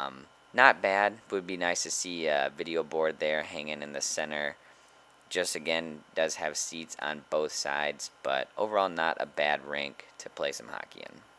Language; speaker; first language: English; native; English